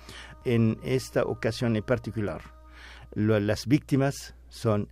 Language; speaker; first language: Spanish; non-native, fluent; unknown